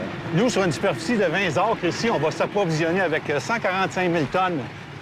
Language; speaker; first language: French; native; French